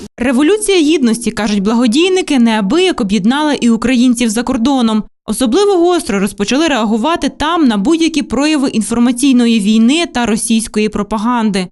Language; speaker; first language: Ukrainian; native; Ukrainian